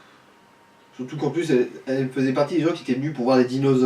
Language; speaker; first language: French; native; French